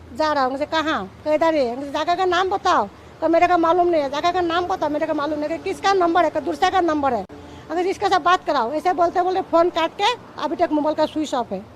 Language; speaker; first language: Hindi; non-native, local second language; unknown